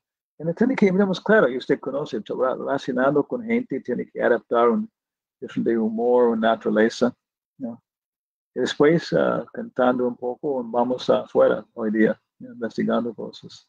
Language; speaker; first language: Spanish; non-native, fluent; English